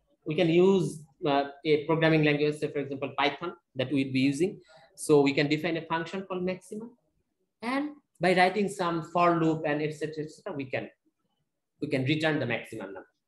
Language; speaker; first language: English; non-native, local second language; Bangla